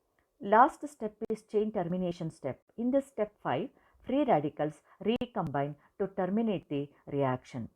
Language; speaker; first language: English; non-native, local second language; Kannada